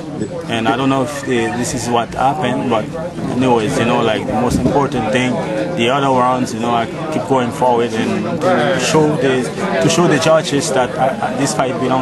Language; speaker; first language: English; non-native, fluent; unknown